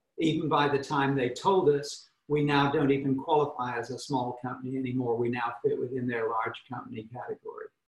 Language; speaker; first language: English; native; English